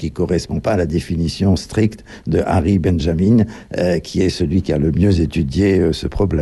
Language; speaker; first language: French; native; French